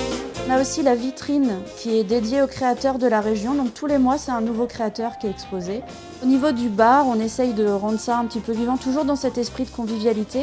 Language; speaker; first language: French; native; French